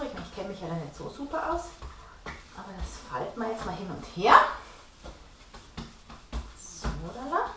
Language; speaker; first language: German; native; German